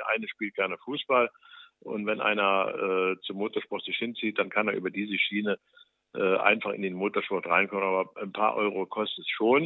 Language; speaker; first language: German; native; German